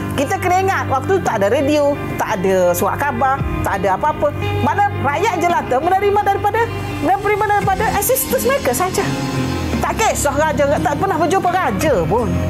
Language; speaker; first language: Malay; native; Malay